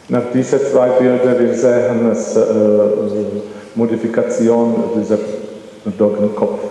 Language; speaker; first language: German; non-native, learner; Czech